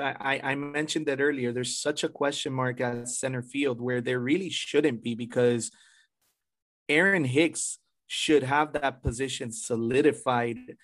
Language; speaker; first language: English; early bilingual, other home language; Spanish